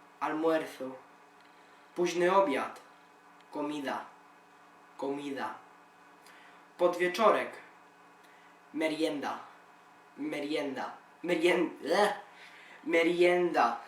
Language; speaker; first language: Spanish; non-native, learner; Polish